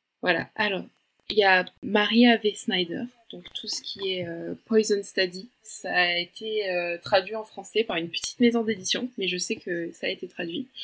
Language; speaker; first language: French; early bilingual, other home language; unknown